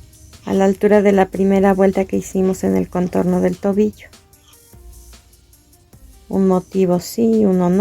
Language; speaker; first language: Spanish; native; Spanish